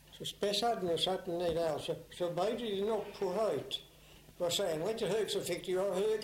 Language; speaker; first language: Swedish; native; Swedish